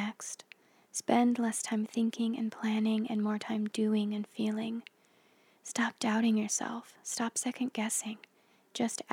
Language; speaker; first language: English; native; English